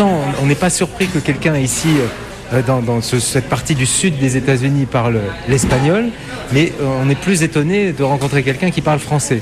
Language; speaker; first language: French; native; French